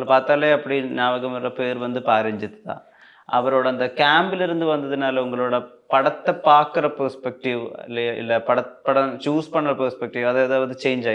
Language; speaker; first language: Tamil; non-native, fluent; Malayalam